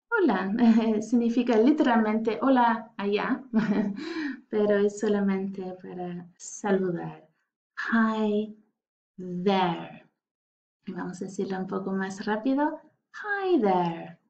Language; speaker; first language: Spanish; non-native, fluent; English